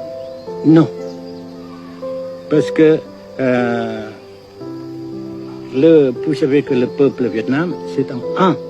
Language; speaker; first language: French; non-native, fluent; Vietnamese